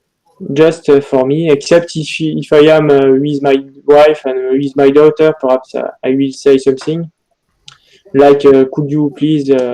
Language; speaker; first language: English; non-native, learner; French